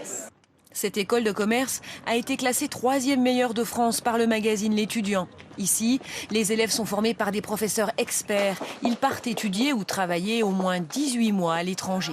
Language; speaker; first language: French; native; French